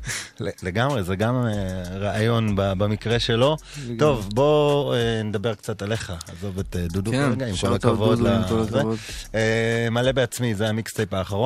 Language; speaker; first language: Hebrew; native; Hebrew